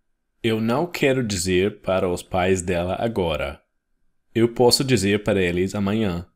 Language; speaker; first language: Portuguese; non-native, fluent; English